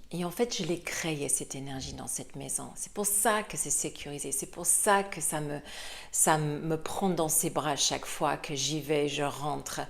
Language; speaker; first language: French; non-native, fluent; English